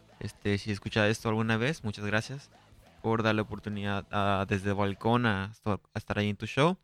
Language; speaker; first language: Spanish; native; Spanish